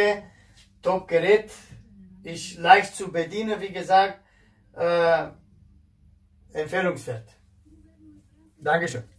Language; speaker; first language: German; non-native, fluent; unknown